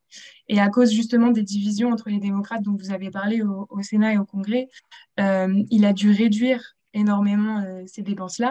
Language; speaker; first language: French; native; French